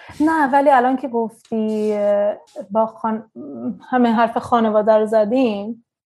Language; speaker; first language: Persian; early bilingual, heritage; Persian